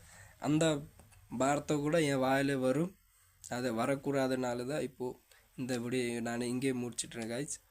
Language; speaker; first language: Tamil; non-native, fluent; Nepali